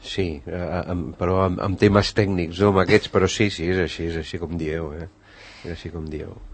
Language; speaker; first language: Catalan; native; Catalan